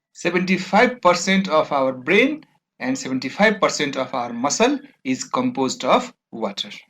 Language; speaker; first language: English; non-native, local second language; Nepali